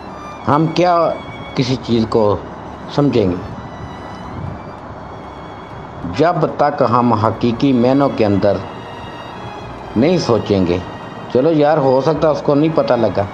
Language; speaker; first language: Urdu; native; Urdu